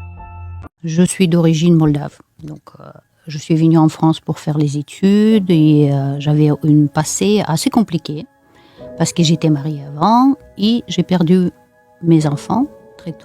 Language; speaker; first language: French; non-native, fluent; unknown